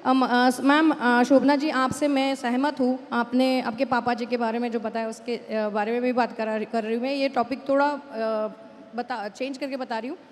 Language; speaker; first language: Hindi; non-native, local second language; Marathi